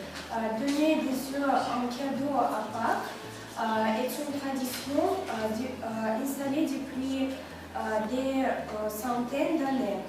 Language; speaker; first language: French; non-native, learner; Russian